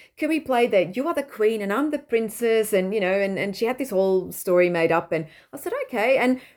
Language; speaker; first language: English; non-native, fluent; Dutch